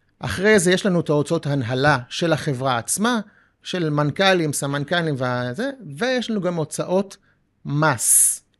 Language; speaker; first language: Hebrew; native; Hebrew